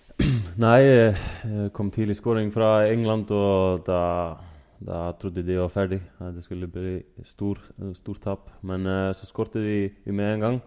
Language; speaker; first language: Norwegian; non-native, fluent; Icelandic